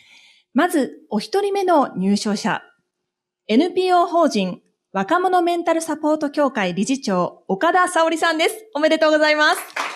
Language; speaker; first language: Japanese; native; Japanese